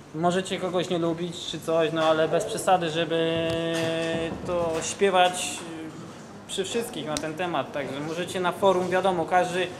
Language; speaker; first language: Polish; native; Polish